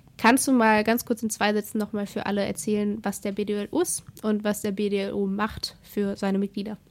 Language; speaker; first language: German; native; German